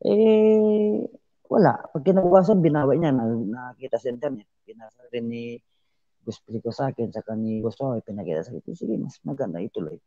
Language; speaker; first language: Filipino; non-native, local second language; Cebuano